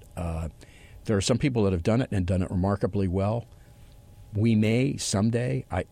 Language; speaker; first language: English; native; English